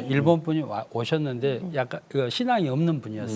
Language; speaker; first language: Korean; native; Korean